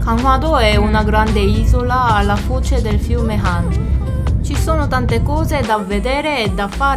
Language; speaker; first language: Italian; non-native, fluent; Korean